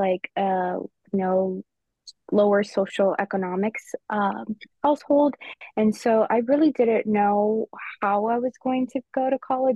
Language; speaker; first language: English; early bilingual, other home language; Spanish